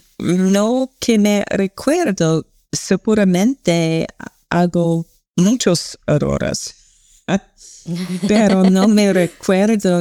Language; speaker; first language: Spanish; non-native, learner; English